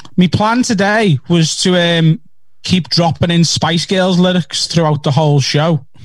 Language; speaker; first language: English; native; English